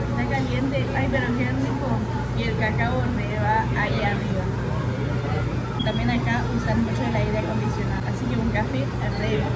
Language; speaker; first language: Spanish; non-native, fluent; French